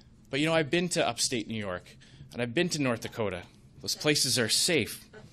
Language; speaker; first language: English; native; English